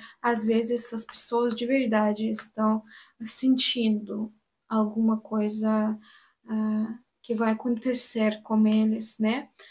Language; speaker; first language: Portuguese; non-native, learner; Russian